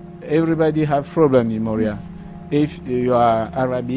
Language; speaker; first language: English; non-native, learner; Persian